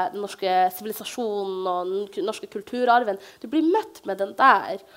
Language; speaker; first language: Norwegian; early bilingual, other home language; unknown